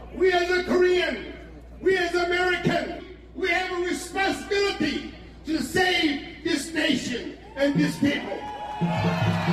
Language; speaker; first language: English; non-native, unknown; Korean